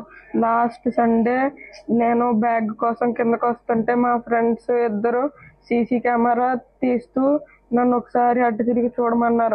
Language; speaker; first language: Telugu; native; Telugu